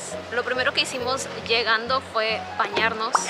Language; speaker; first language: Spanish; native; Spanish